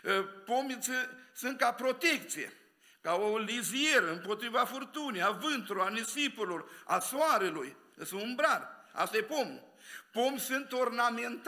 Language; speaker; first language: Romanian; native; Romanian